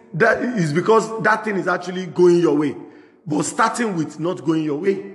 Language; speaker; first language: English; non-native, local second language; Yoruba